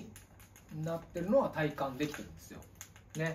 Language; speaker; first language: Japanese; native; Japanese